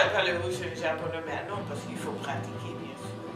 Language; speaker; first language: French; non-native, fluent; English